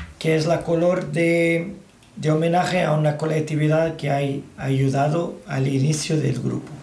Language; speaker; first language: Spanish; non-native, learner; Portuguese